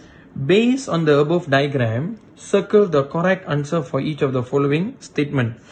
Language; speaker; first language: English; non-native, local second language; Malay